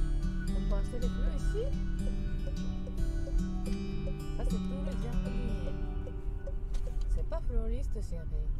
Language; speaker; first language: French; non-native, learner; Japanese